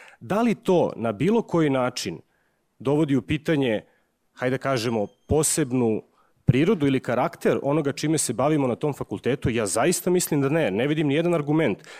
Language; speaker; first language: Serbian; native; Serbian